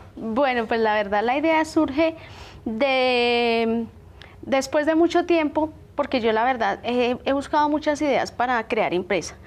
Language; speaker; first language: Spanish; native; Spanish